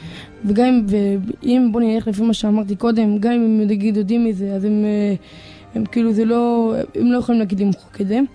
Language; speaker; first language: Hebrew; native; Hebrew